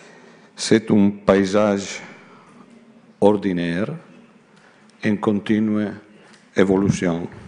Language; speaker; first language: French; non-native, learner; Italian